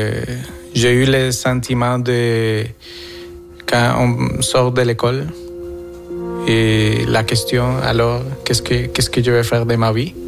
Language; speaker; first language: French; non-native, fluent; Spanish